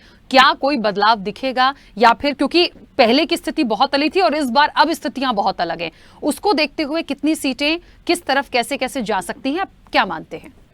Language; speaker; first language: Hindi; native; Hindi